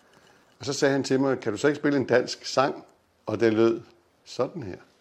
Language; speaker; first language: Danish; native; Danish